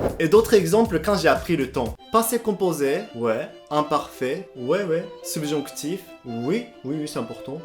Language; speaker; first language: French; non-native, fluent; Japanese